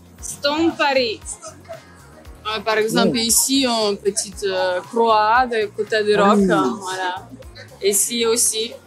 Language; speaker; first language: French; non-native, learner; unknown